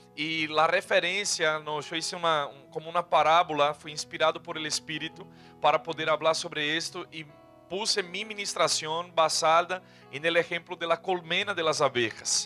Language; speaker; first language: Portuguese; non-native, learner; Spanish